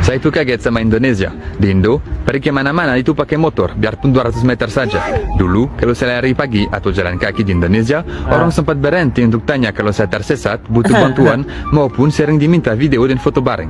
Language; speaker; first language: Indonesian; non-native, fluent; French